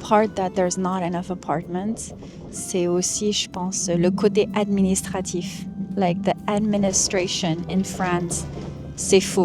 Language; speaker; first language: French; non-native, fluent; English